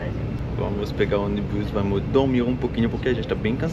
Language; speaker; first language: Portuguese; non-native, fluent; French